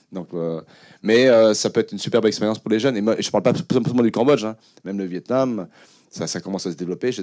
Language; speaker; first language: French; early bilingual, other home language; Khmer